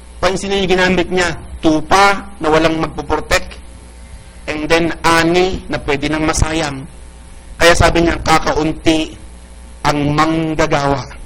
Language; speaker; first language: Filipino; non-native, local second language; Iloko